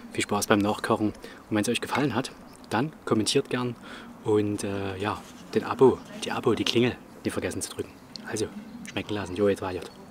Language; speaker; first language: German; early bilingual, other home language; Hungarian